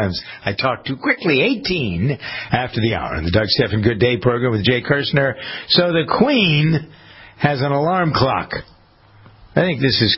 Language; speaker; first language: English; native; English